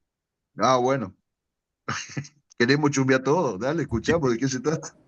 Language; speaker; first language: Spanish; native; Spanish